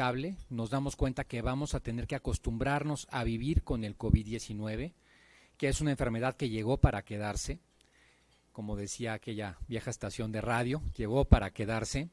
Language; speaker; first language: Spanish; native; Spanish